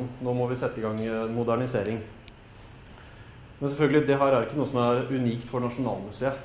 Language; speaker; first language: Norwegian; native; Norwegian